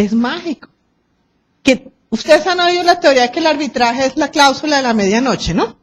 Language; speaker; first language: Spanish; native; Spanish